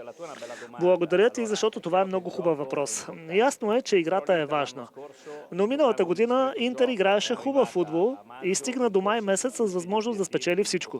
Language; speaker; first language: Bulgarian; non-native, fluent; Italian